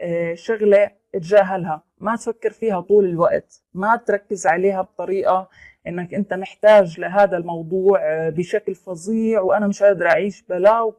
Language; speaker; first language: Arabic; native; Arabic